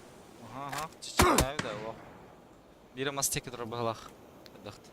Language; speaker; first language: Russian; non-native, local second language; Yakut